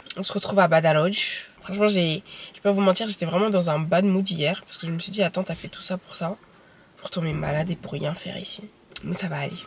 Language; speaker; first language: French; early bilingual, other home language; Bambara